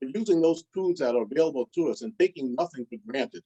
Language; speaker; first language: English; native; English